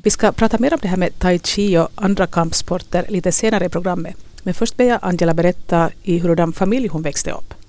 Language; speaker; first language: Swedish; native; Swedish